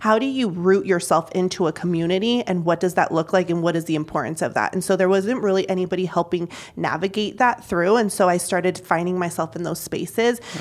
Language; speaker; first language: English; native; English